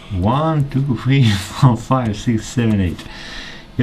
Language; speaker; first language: English; non-native, learner; Russian